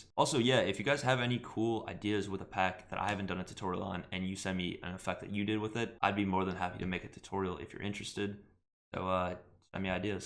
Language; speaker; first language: English; native; English